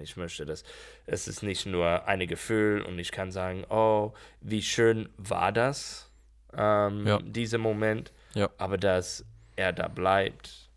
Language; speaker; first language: German; non-native, learner; English